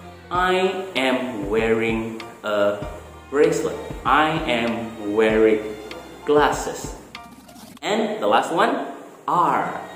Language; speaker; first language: English; non-native, fluent; Indonesian